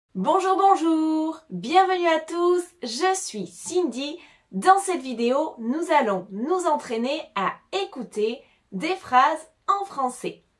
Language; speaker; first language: French; native; French